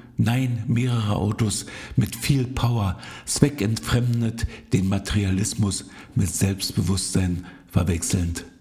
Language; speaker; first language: German; native; German